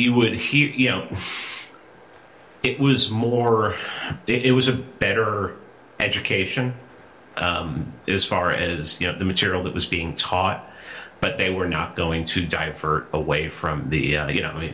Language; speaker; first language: English; native; English